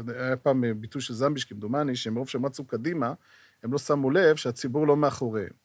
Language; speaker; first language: Hebrew; native; Hebrew